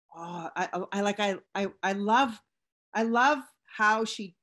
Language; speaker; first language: English; native; English